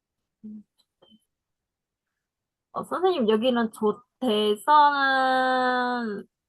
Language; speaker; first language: Korean; non-native, fluent; Vietnamese